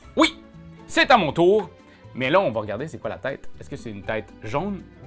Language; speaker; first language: French; native; French